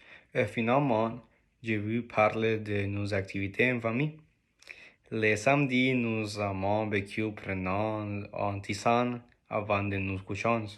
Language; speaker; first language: French; non-native, learner; Spanish